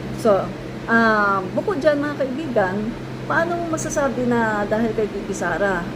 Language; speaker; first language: Filipino; non-native, local second language; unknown